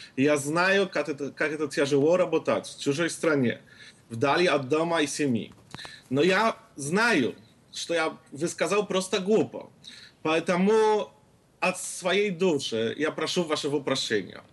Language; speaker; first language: Russian; non-native, fluent; Polish